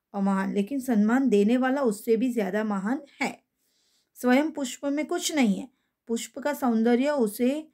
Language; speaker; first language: Hindi; non-native, local second language; Gujarati